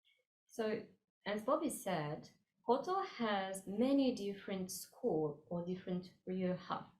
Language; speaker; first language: English; non-native, fluent; French